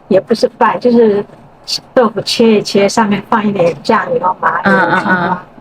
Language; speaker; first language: Chinese; native; Chinese